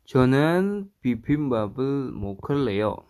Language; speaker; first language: Korean; non-native, fluent; Indonesian